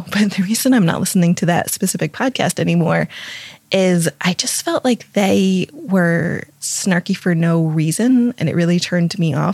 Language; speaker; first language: English; native; English